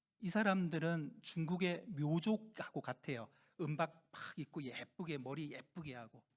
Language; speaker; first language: Korean; native; Korean